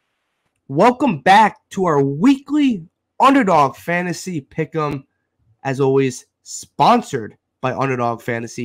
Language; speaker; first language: English; native; English